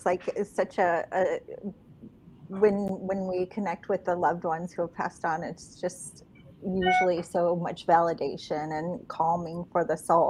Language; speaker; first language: English; native; English